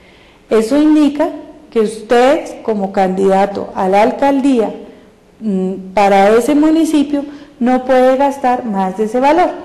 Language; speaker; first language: Spanish; native; Spanish